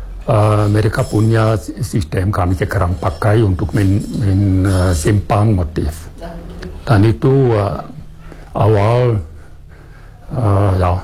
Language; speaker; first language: Indonesian; non-native, fluent; German